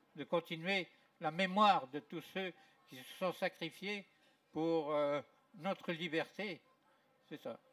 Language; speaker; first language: French; native; French